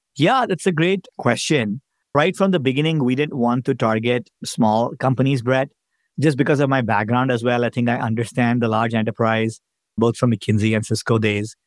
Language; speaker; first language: English; non-native, local second language; Hindi